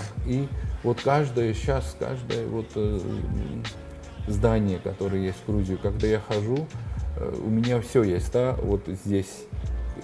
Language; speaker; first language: Russian; non-native, fluent; Georgian